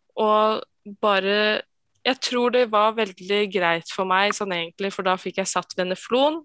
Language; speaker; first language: Norwegian; native; Norwegian